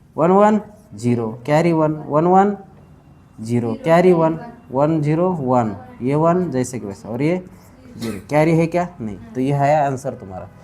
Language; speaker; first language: Hindi; non-native, local second language; Marathi